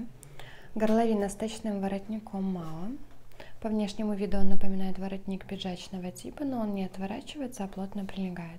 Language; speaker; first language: Russian; native; Russian